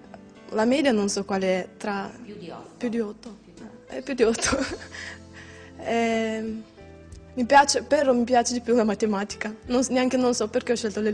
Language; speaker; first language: Italian; non-native, learner; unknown